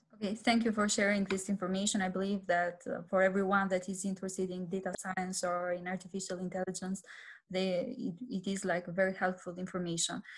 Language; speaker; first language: English; non-native, fluent; Albanian